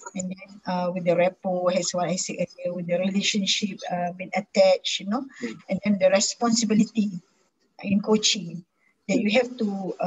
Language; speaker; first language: English; non-native, local second language; Malay